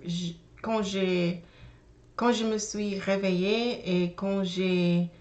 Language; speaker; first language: French; non-native, learner; English